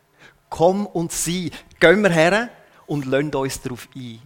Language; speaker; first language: German; native; German